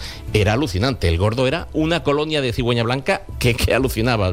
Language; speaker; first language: Spanish; native; Spanish